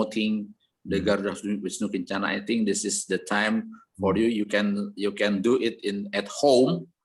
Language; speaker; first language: English; non-native, learner; Indonesian